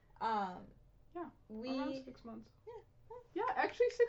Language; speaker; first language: English; native; English